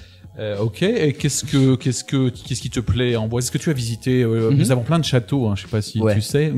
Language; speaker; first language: French; native; French